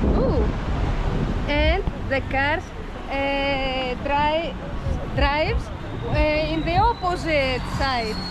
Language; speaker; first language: English; non-native, learner; Greek